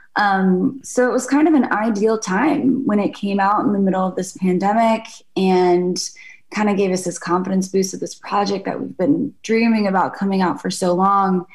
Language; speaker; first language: English; native; English